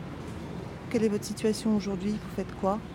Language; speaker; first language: French; native; French